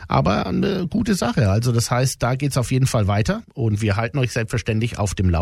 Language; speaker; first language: German; native; German